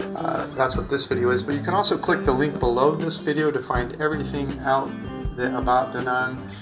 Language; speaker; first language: English; native; English